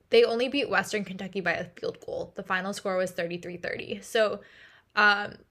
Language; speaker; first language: English; native; English